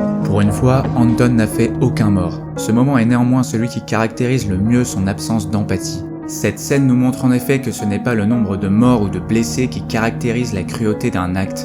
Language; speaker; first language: French; native; French